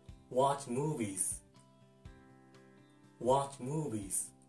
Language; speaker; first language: English; non-native, fluent; Japanese